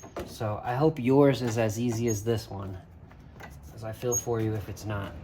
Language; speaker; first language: English; native; English